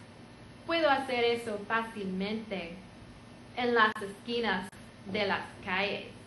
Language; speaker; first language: Spanish; non-native, learner; English